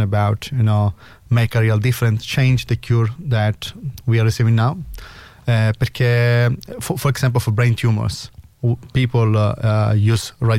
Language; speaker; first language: English; non-native, fluent; Italian